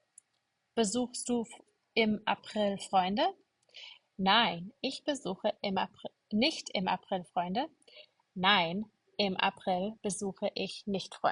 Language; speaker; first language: German; non-native, fluent; English